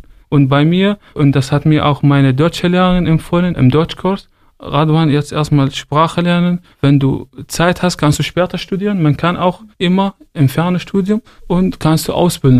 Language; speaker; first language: German; non-native, fluent; Arabic